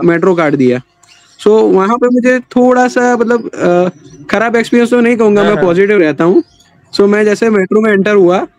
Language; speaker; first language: Hindi; non-native, local second language; Gujarati